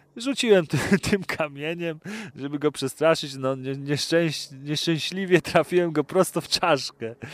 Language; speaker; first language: Polish; native; Polish